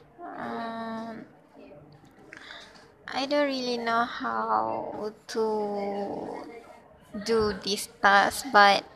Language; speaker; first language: English; non-native, learner; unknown